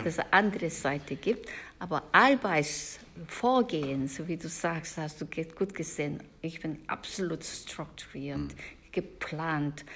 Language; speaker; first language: German; non-native, fluent; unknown